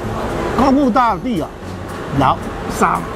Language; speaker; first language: Chinese; native; Chinese